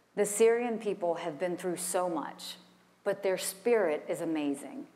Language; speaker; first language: English; native; English